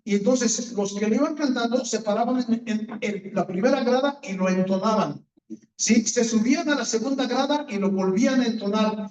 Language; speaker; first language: Spanish; native; Spanish